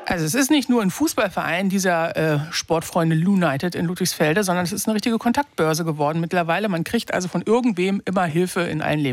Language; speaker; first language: German; native; German